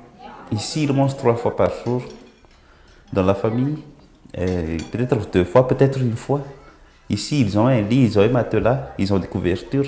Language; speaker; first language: French; non-native, local second language; Malagasy